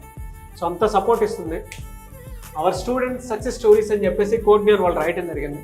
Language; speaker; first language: Telugu; native; Telugu